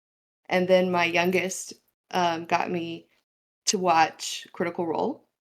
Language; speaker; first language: English; native; English